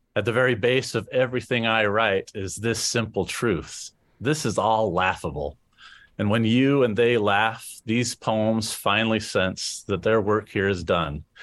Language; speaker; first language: English; native; English